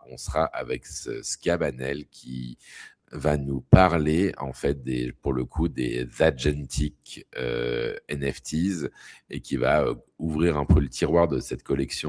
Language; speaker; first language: French; native; French